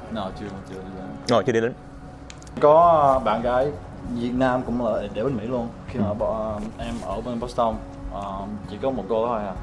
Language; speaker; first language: Vietnamese; early bilingual, heritage; Vietnamese